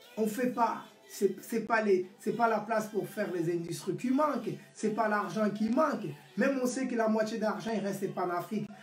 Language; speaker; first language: French; non-native, local second language; Lingala